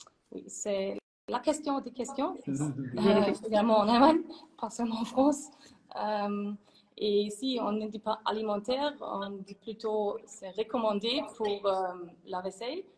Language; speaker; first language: French; non-native, fluent; German